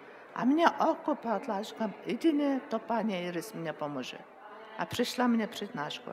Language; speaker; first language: Czech; non-native, learner; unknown